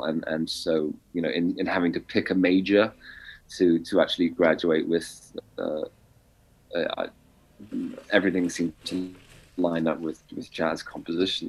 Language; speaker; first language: English; native; English